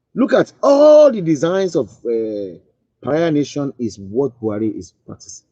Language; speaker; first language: English; non-native, local second language; Yoruba